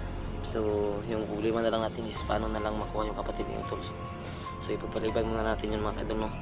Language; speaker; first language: Filipino; non-native, local second language; Cebuano